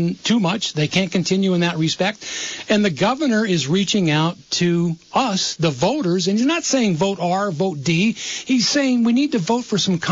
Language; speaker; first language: English; native; English